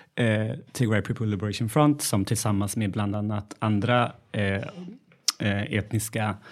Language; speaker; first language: Swedish; early bilingual, other home language; Amharic